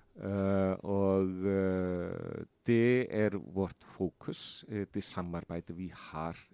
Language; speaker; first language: Norwegian; non-native, fluent; Icelandic